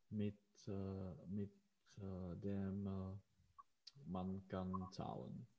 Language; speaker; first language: German; non-native, learner; Czech